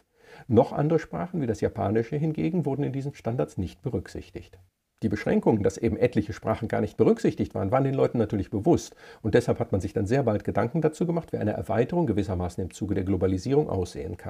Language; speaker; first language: German; native; German